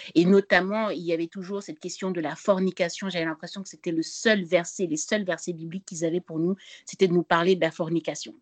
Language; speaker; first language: French; native; French